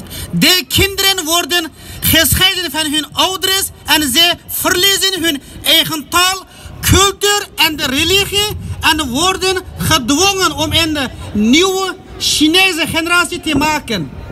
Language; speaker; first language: Dutch; non-native, learner; Uyghur